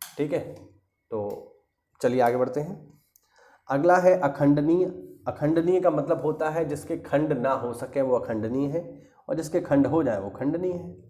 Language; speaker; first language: Hindi; native; Hindi